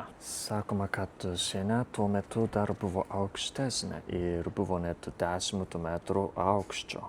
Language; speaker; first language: Lithuanian; non-native, fluent; Japanese